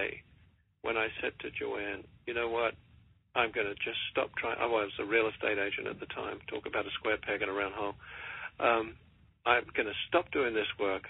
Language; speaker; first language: English; native; English